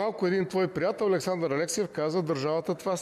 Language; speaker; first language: Bulgarian; native; Bulgarian